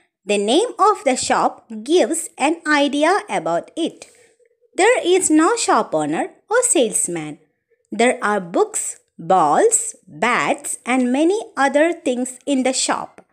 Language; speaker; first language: English; non-native, local second language; Malayalam